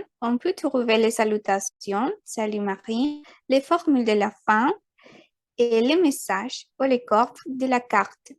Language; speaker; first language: French; non-native, fluent; Spanish